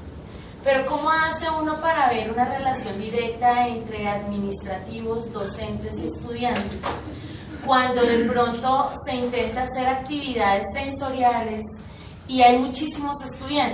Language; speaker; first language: Spanish; native; Spanish